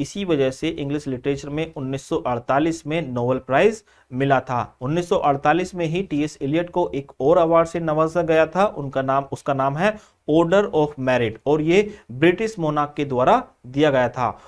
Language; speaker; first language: Hindi; native; Hindi